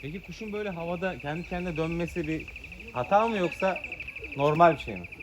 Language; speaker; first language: Turkish; native; Turkish